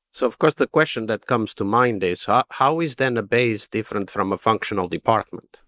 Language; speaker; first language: English; non-native, fluent; Portuguese